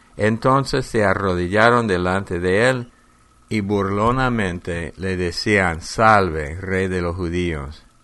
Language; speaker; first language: Spanish; non-native, fluent; English